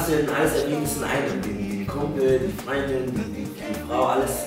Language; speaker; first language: German; native; German